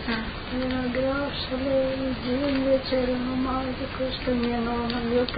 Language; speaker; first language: Italian; non-native, local second language; Slovenian